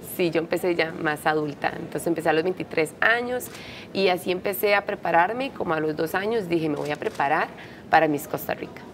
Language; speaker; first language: Spanish; native; Spanish